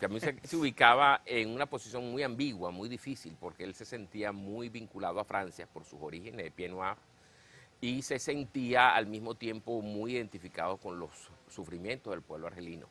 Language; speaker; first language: Spanish; native; Spanish